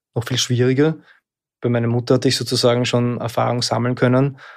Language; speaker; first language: German; native; German